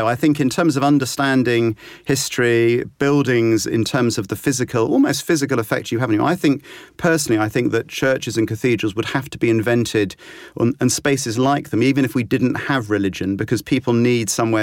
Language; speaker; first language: English; native; English